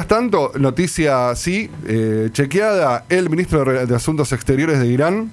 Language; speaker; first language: Spanish; native; Spanish